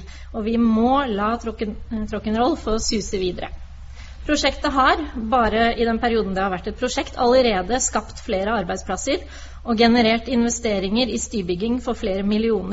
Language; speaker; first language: Norwegian; native; Norwegian